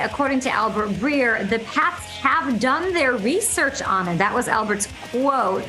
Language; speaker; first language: English; native; English